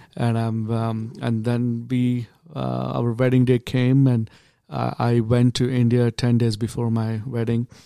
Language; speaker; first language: English; non-native, local second language; Kannada